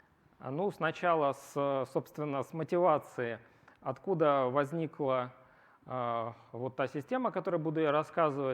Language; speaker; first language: Russian; native; Russian